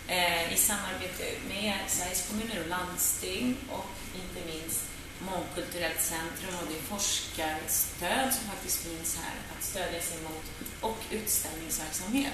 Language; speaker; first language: Swedish; native; Swedish